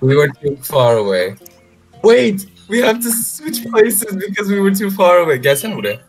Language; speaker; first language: English; non-native, fluent; Turkish